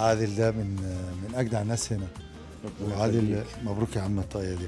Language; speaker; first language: Arabic; native; Arabic